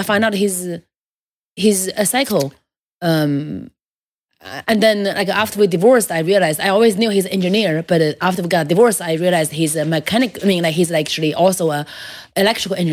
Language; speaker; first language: English; non-native, fluent; Chinese